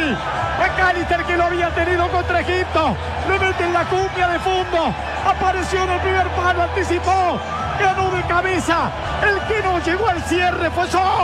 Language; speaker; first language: Spanish; native; Spanish